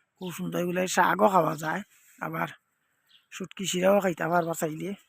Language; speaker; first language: Bangla; non-native, local second language; Sylheti